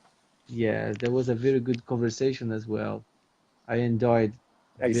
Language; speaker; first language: English; non-native, fluent; Portuguese